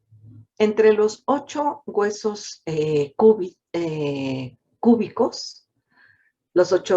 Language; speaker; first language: Spanish; native; Spanish